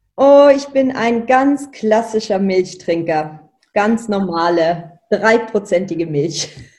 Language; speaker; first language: German; non-native, local second language; Luxembourgish